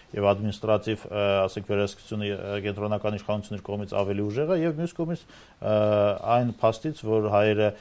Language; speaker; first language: Armenian; native; Armenian